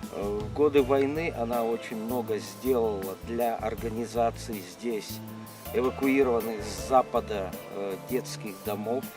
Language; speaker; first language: Russian; native; Russian